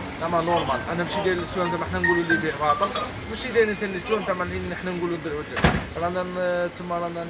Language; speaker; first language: Arabic; native; Arabic